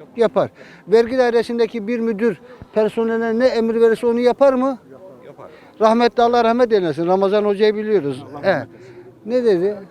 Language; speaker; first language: Turkish; native; Turkish